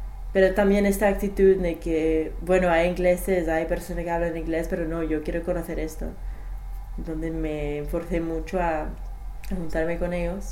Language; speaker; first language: Spanish; non-native, learner; English